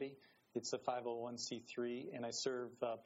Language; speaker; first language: English; native; English